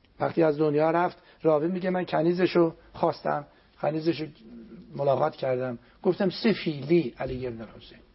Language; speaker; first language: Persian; non-native, local second language; Azerbaijani